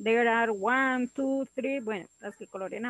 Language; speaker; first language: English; non-native, learner; Spanish